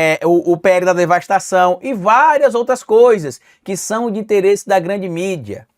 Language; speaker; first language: Portuguese; native; Portuguese